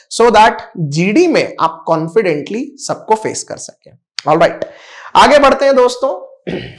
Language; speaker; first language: Hindi; non-native, local second language; Marathi